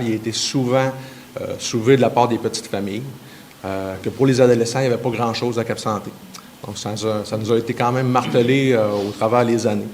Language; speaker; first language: French; native; French